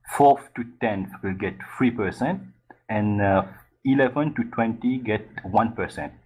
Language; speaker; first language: English; non-native, fluent; Morisyen